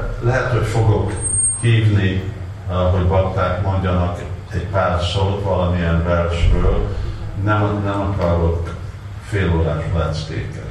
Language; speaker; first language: Hungarian; non-native, learner; Russian